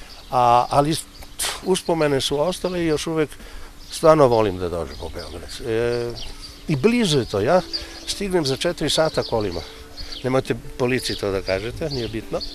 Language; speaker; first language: Serbian; non-native, fluent; Slovenian